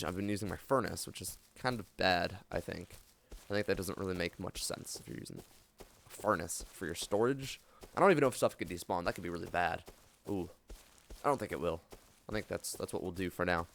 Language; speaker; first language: English; native; English